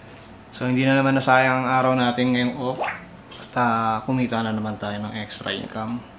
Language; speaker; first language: Filipino; native; Filipino